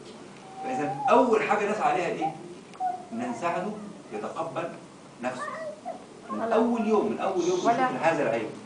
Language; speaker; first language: Arabic; native; Arabic